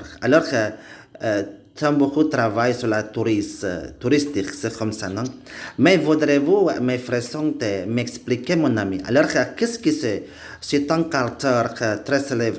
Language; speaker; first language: French; non-native, learner; Indonesian